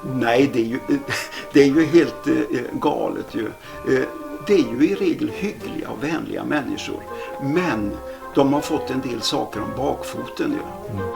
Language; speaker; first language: Swedish; native; Swedish